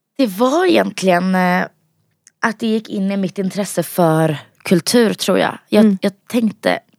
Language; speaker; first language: Swedish; early bilingual, other home language; Bosnian